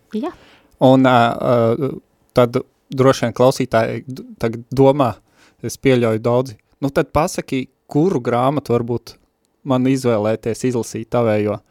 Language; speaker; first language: Latvian; native; Latvian